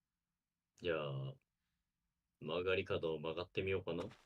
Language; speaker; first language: Japanese; native; Japanese